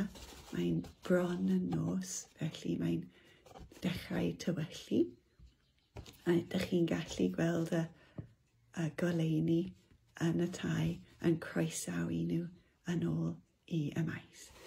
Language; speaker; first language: Welsh; non-native, local second language; English